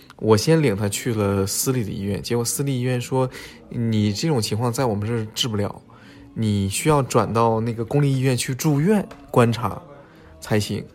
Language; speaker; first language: Chinese; native; Chinese